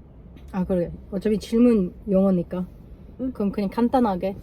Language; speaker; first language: Korean; non-native, learner; English